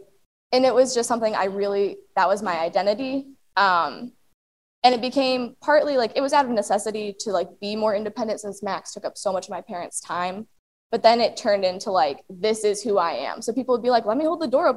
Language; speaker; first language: English; native; English